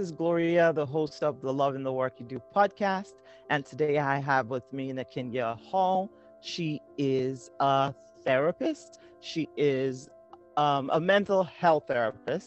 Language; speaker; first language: English; non-native, local second language; Yoruba